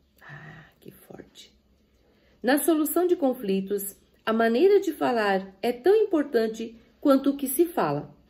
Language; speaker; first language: Portuguese; native; Portuguese